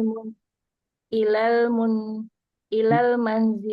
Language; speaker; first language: Arabic; non-native, learner; Indonesian